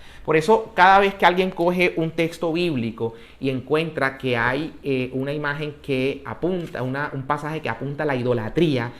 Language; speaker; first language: Spanish; native; Spanish